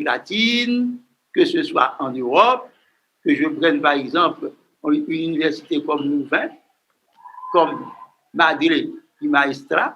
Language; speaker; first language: French; non-native, local second language; Haitian Creole